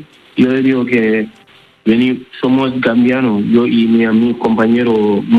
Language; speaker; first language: Spanish; non-native, learner; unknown